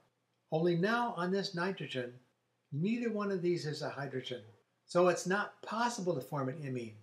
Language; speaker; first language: English; native; English